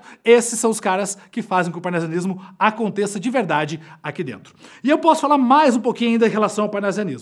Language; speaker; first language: Portuguese; native; Portuguese